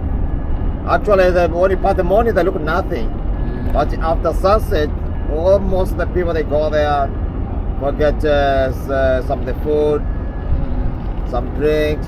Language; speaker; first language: English; non-native, local second language; Swahili